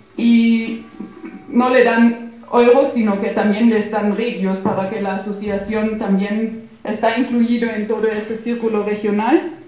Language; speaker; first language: Spanish; non-native, fluent; German